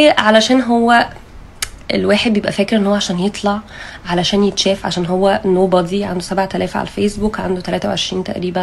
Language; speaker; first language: Arabic; native; Arabic